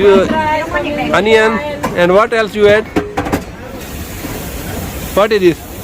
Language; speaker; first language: English; non-native, learner; Urdu